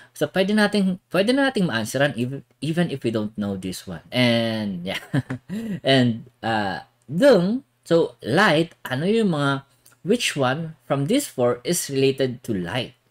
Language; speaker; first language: English; non-native, local second language; Filipino